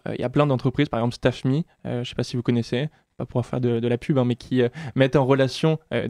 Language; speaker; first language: French; native; French